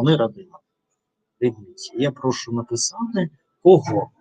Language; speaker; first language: Ukrainian; non-native, learner; Russian